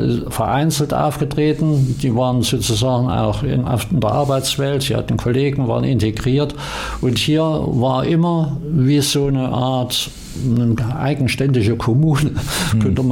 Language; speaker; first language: German; native; German